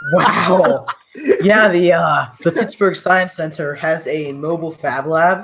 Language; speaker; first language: English; native; English